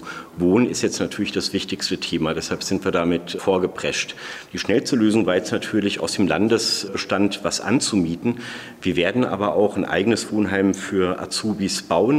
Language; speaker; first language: German; native; German